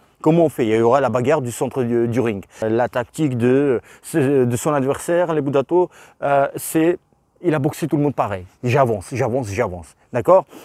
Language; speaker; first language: French; non-native, fluent; Russian